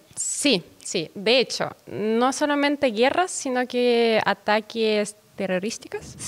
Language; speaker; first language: Spanish; non-native, fluent; Russian